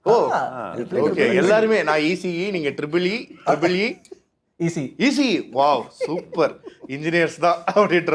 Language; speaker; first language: Tamil; native; Tamil